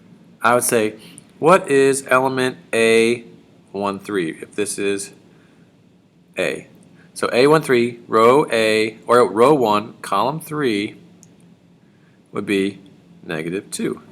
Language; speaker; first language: English; native; English